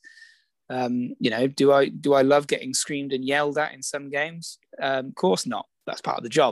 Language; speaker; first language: English; native; English